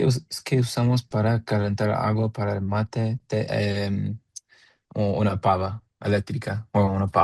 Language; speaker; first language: Spanish; non-native, learner; English